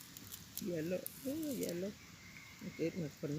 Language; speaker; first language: Thai; native; Thai